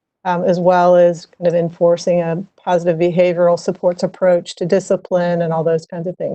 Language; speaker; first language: English; native; English